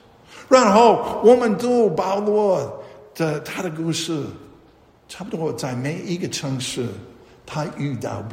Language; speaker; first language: Chinese; non-native, fluent; English